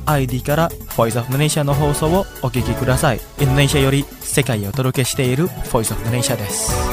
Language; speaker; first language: Japanese; non-native, fluent; Indonesian